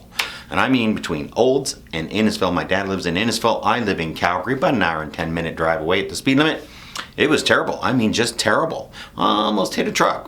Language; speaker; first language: English; native; English